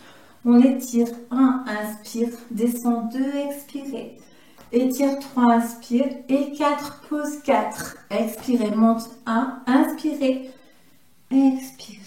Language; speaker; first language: French; native; French